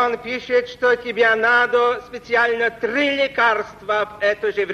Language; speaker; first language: Russian; non-native, fluent; Polish